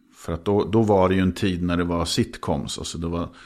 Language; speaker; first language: Swedish; native; Swedish